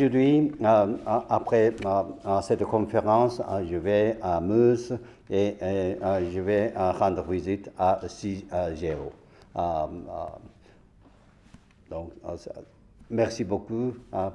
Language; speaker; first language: French; non-native, fluent; Japanese